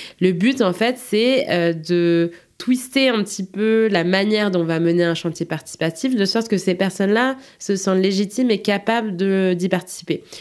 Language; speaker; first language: French; native; French